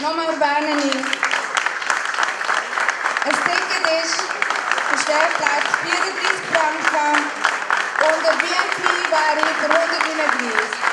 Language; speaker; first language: German; native; German